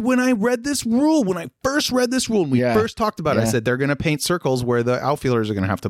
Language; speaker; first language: English; native; English